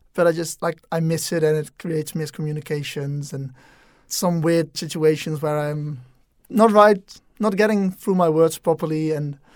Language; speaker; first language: English; non-native, fluent; Dutch